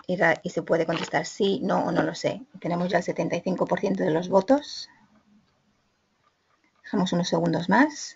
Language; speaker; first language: Spanish; native; Spanish